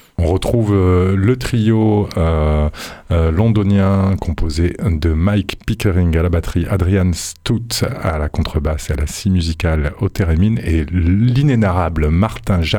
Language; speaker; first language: French; native; French